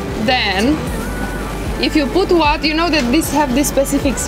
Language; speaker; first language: English; non-native, fluent; Romanian